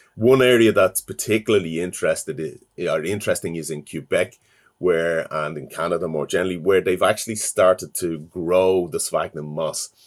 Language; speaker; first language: English; native; English